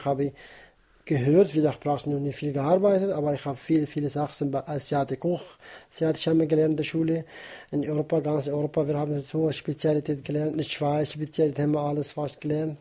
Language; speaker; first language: German; non-native, learner; Kurdish